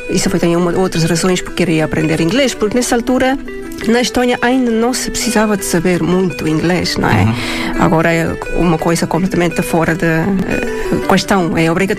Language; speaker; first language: Portuguese; non-native, fluent; Estonian